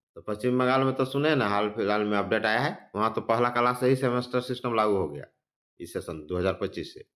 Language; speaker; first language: Hindi; native; Hindi